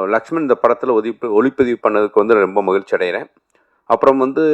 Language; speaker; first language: Tamil; native; Tamil